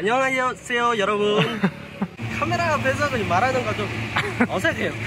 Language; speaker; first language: Korean; non-native, fluent; Vietnamese